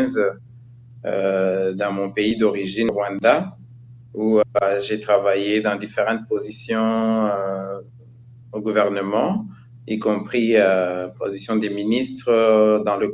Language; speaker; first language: French; non-native, local second language; Kinyarwanda